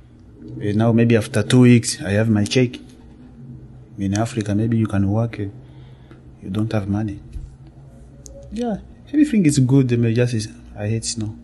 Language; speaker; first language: English; non-native, learner; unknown